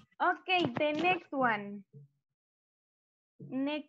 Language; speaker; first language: English; non-native, learner; Spanish